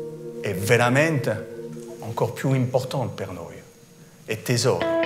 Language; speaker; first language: Italian; non-native, fluent; French